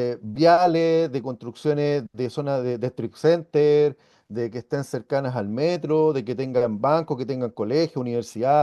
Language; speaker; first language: Spanish; native; Spanish